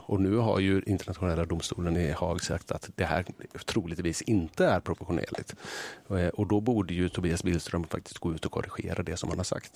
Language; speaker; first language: Swedish; native; Swedish